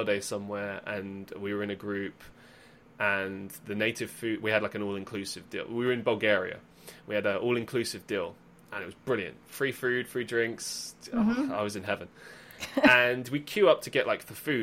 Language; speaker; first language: English; native; English